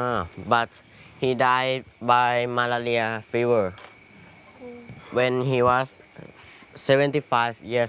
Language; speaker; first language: English; non-native, learner; Thai